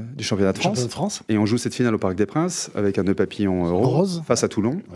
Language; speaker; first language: French; native; French